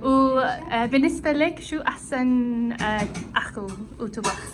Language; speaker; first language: Arabic; non-native, learner; English